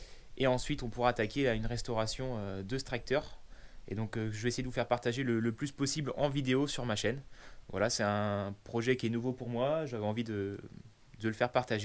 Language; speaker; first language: French; native; French